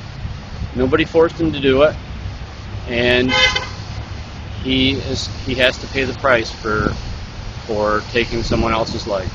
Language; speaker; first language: English; native; English